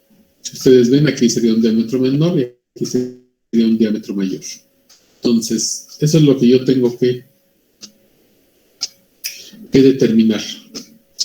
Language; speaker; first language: Spanish; native; Spanish